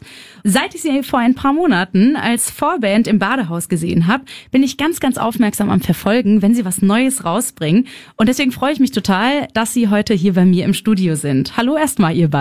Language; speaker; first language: German; native; German